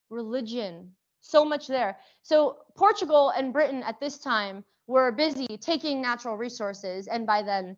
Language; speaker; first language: English; early bilingual, other home language; Persian